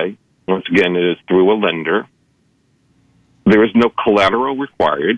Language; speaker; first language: English; native; English